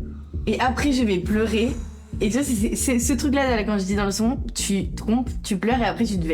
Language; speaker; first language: French; native; French